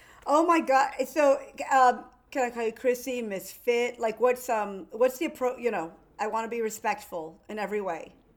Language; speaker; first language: English; early bilingual, other home language; Spanish